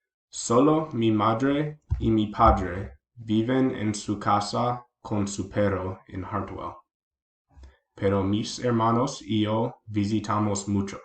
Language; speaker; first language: Spanish; non-native, learner; English